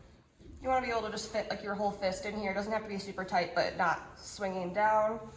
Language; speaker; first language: English; native; English